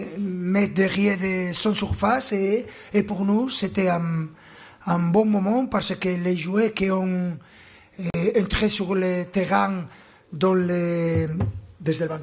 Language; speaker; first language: French; non-native, fluent; Spanish